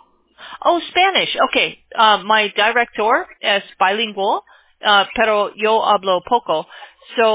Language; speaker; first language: Spanish; non-native, learner; English